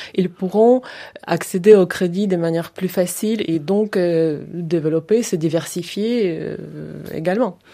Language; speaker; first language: French; non-native, fluent; Ukrainian